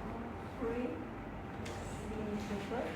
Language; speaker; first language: French; non-native, learner; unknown